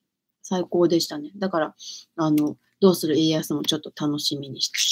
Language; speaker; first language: Japanese; native; Japanese